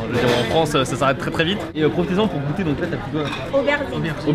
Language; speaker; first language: French; native; French